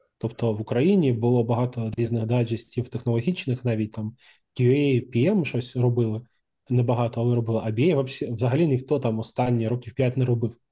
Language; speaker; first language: Ukrainian; native; Ukrainian